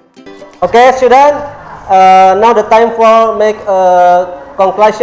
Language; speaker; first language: English; non-native, learner; Indonesian